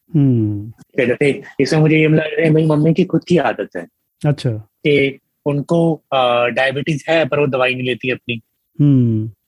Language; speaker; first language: Hindi; native; Hindi